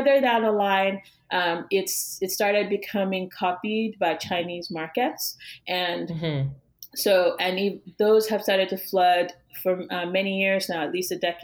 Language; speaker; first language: English; non-native, local second language; Yoruba